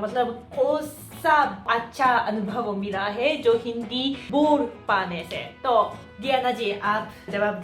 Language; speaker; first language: Hindi; non-native, fluent; Japanese